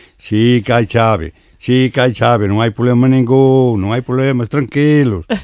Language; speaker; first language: Galician; native; Galician